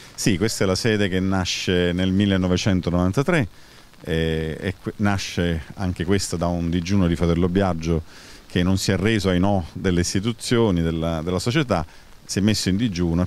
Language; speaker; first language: Italian; native; Italian